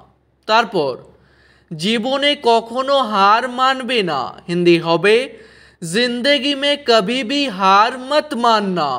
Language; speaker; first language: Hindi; non-native, local second language; Bangla